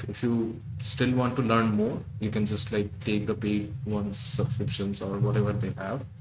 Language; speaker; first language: English; non-native, local second language; Bangla